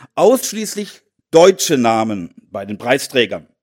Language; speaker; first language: German; native; German